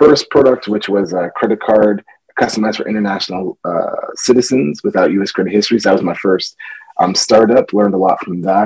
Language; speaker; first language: English; native; English